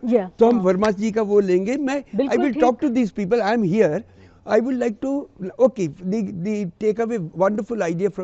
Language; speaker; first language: Hindi; native; Hindi